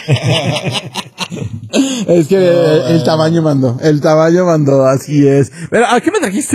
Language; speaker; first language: Spanish; native; Spanish